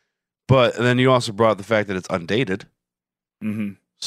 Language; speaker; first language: English; native; English